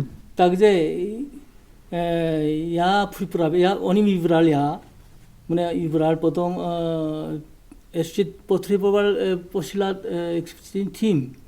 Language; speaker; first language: Czech; non-native, learner; Korean